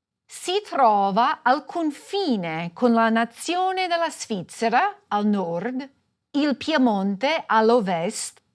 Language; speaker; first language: Italian; non-native, fluent; English